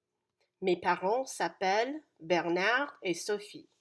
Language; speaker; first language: French; non-native, fluent; English